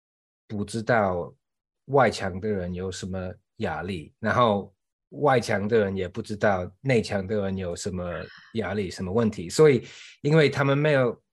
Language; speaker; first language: Chinese; non-native, fluent; English